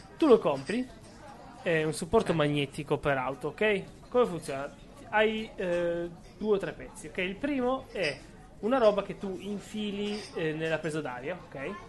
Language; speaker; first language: Italian; native; Italian